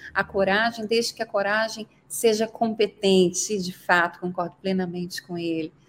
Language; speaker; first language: Portuguese; native; Portuguese